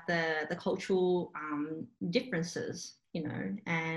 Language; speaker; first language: English; non-native, local second language; Cantonese